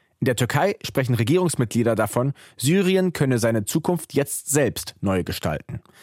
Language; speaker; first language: German; native; German